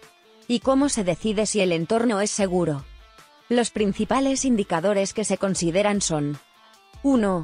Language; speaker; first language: Spanish; native; Spanish